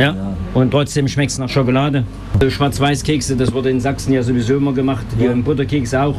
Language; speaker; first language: German; native; German